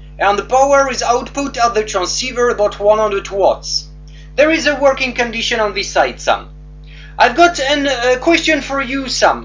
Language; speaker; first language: English; non-native, learner; French